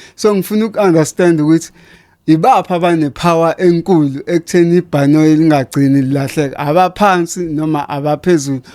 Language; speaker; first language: Zulu; native; Zulu